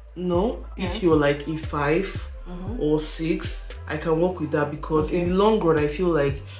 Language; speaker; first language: English; non-native, local second language; Igbo